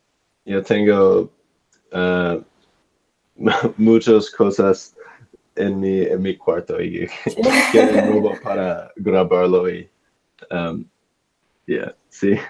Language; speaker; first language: Spanish; non-native, learner; English